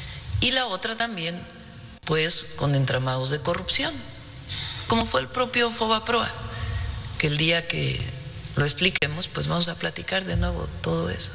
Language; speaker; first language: Spanish; native; Spanish